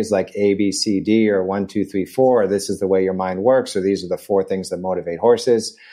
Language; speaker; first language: English; native; English